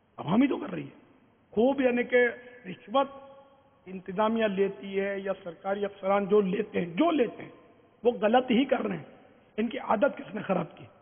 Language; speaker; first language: Urdu; non-native, local second language; Memoni